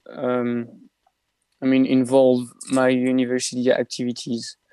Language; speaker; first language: English; non-native, fluent; French